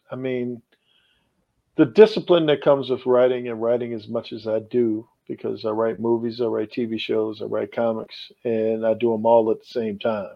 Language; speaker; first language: English; native; English